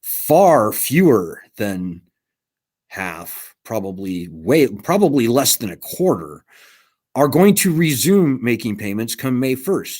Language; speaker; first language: English; native; English